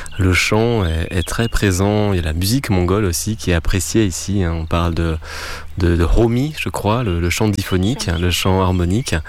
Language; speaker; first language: French; native; French